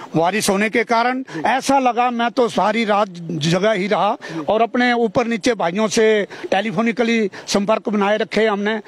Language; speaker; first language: Hindi; native; Hindi